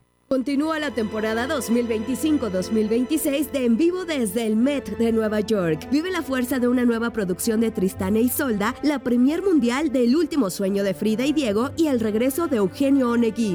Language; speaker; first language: Spanish; native; Spanish